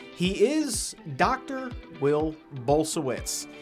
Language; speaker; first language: English; native; English